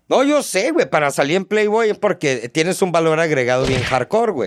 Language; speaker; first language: Spanish; early bilingual, heritage; Spanish